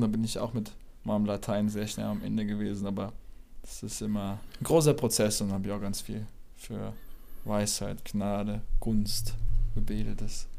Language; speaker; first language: German; native; German